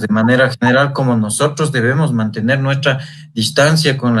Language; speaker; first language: Spanish; native; Spanish